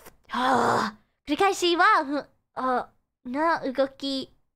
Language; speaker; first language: Japanese; non-native, learner; English